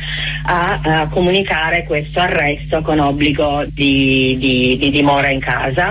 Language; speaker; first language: Italian; native; Italian